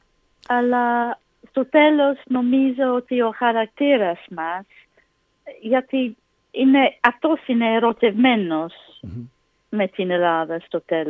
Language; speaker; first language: Greek; non-native, learner; English